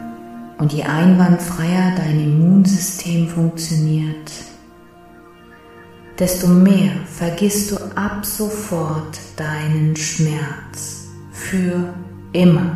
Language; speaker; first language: German; native; German